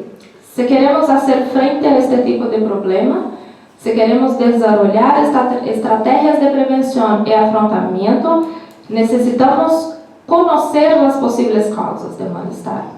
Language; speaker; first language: Spanish; non-native, learner; Portuguese